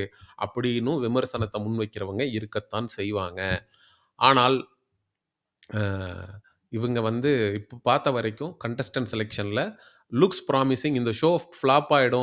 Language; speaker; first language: Tamil; native; Tamil